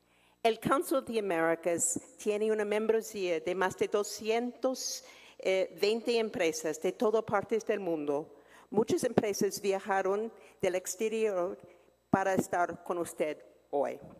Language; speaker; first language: Spanish; non-native, fluent; English